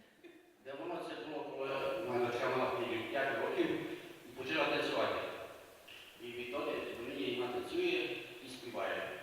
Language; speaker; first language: Ukrainian; early bilingual, heritage; Ukrainian